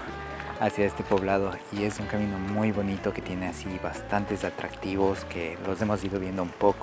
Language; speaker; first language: Spanish; native; Spanish